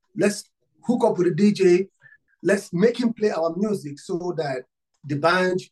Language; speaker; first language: English; non-native, local second language; Yoruba